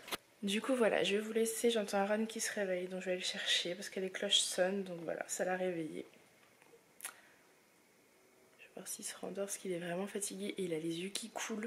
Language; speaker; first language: French; native; French